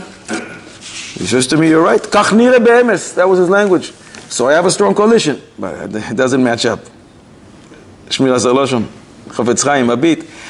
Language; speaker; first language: English; native; English